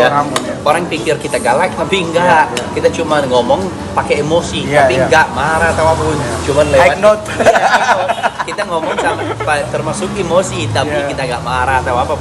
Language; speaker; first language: Indonesian; non-native, fluent; English